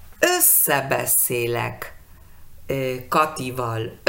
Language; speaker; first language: Hungarian; non-native, learner; Spanish